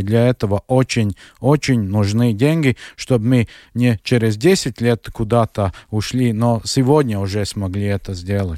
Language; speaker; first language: Russian; non-native, local second language; Latvian